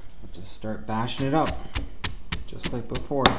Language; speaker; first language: English; native; English